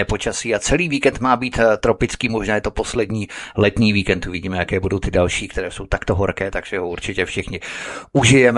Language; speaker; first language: Czech; native; Czech